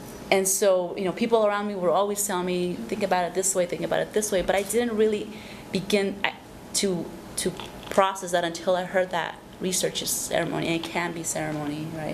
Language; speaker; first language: English; early bilingual, other home language; Spanish